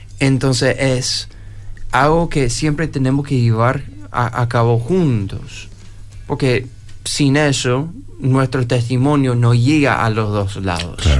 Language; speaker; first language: Spanish; non-native, fluent; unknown